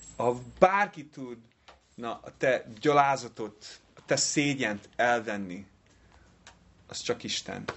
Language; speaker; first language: Hungarian; non-native, fluent; English